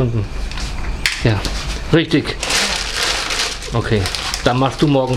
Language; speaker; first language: German; native; German